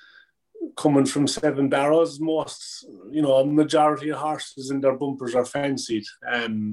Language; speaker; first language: English; native; English